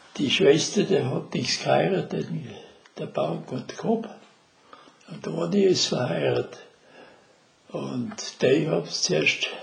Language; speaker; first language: German; native; German